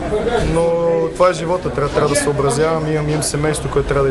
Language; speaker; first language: Bulgarian; native; Bulgarian